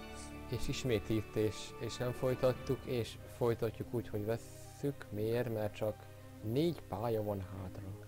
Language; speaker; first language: Hungarian; native; Hungarian